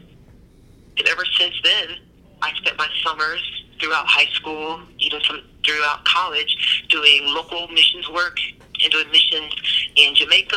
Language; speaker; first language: English; native; English